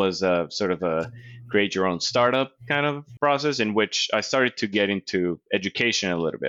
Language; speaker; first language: English; non-native, fluent; Spanish